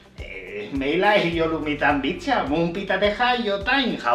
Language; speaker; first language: Finnish; non-native, fluent; Spanish